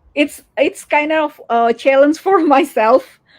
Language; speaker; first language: English; non-native, learner; Indonesian